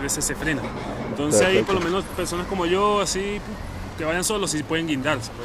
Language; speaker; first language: Spanish; native; Spanish